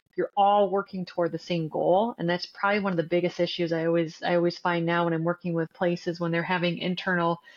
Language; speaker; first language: English; native; English